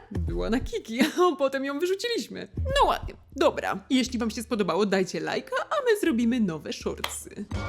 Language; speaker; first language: Polish; non-native, fluent; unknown